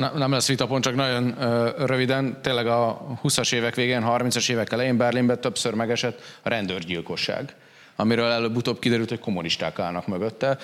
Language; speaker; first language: Hungarian; native; Hungarian